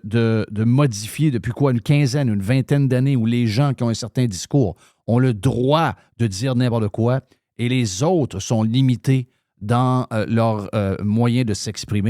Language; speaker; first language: French; native; French